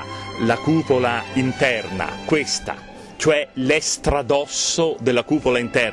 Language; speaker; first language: Italian; native; Italian